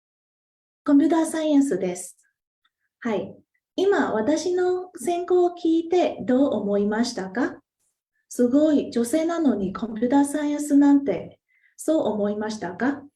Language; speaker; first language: Japanese; non-native, fluent; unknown